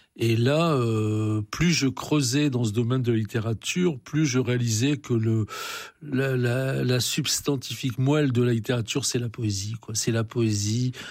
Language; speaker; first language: French; native; French